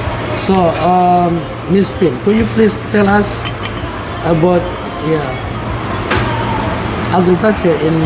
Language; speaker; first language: English; non-native, learner; Indonesian